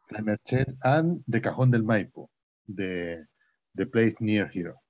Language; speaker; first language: English; non-native, learner; Spanish